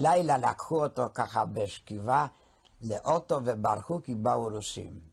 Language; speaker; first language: Hebrew; non-native, fluent; Polish